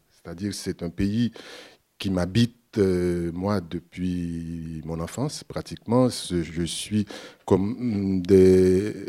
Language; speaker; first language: French; native; French